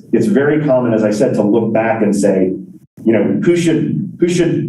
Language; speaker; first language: English; native; English